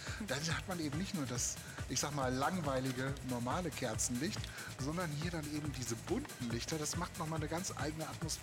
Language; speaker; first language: German; native; German